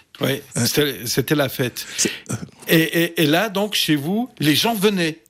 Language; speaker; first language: French; native; French